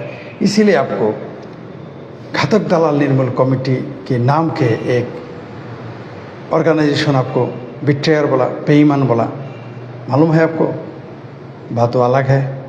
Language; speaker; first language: Hindi; non-native, fluent; Bangla